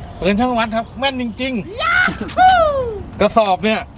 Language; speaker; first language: Thai; non-native, local second language; Northeastern Thai